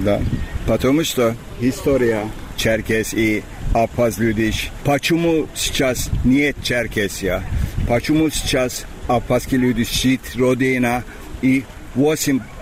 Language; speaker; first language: Russian; non-native, learner; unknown